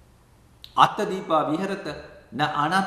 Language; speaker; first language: German; non-native, learner; Sinhala